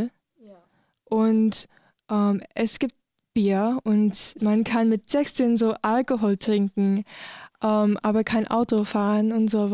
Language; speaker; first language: German; non-native, learner; English